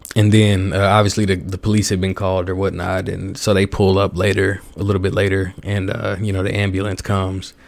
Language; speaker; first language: English; native; English